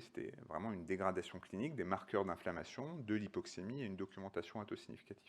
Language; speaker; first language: French; native; French